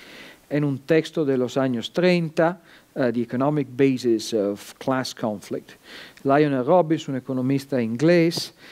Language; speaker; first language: Spanish; non-native, fluent; Italian